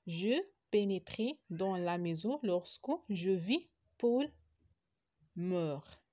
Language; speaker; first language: French; non-native, local second language; Arabic